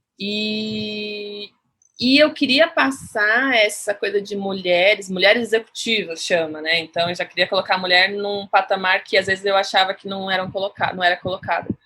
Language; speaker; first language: Portuguese; native; Portuguese